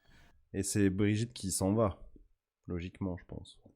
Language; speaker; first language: French; native; French